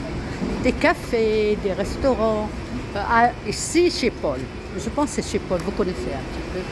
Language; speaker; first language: French; non-native, local second language; Arabic